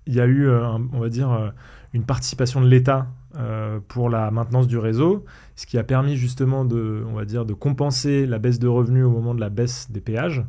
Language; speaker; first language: French; native; French